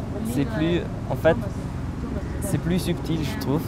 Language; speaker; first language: French; non-native, fluent; German